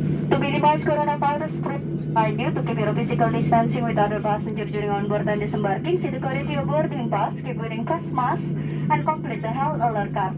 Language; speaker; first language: English; non-native, fluent; Indonesian